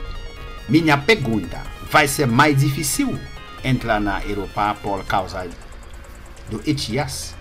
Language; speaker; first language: Portuguese; non-native, learner; Haitian Creole